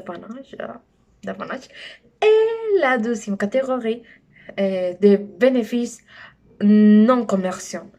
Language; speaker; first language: French; non-native, learner; Spanish